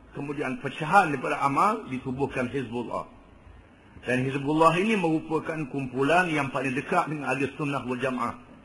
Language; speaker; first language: Malay; native; Malay